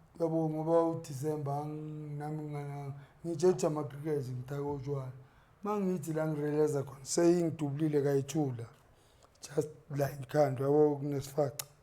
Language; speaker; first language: Zulu; native; Zulu